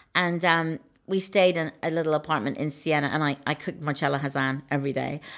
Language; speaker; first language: English; native; English